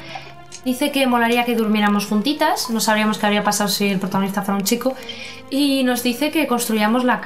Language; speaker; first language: Spanish; native; Spanish